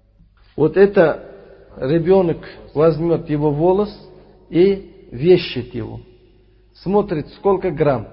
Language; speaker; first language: Russian; non-native, fluent; Uzbek